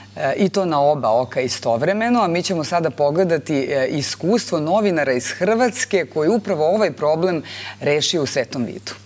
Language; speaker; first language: Bosnian; native; Bosnian